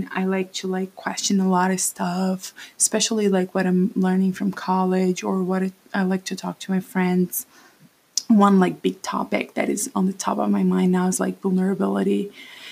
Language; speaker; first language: English; non-native, fluent; Portuguese